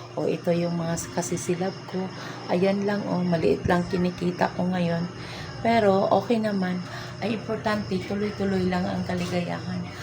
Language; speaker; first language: Filipino; non-native, local second language; Cebuano